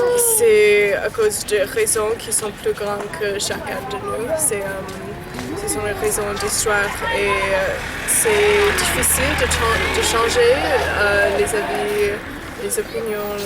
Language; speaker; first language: French; early bilingual, heritage; Chinese